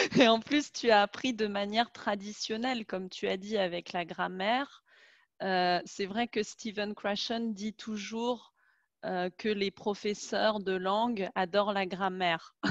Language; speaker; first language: French; native; French